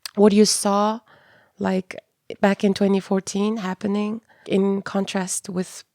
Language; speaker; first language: English; non-native, fluent; Mongolian